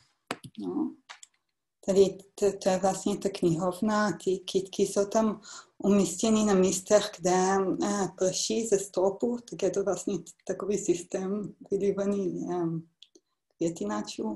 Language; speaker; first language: Czech; non-native, fluent; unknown